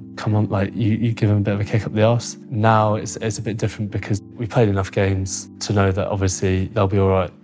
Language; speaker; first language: English; native; English